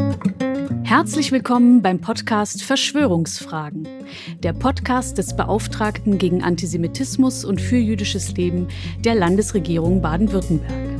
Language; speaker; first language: German; native; German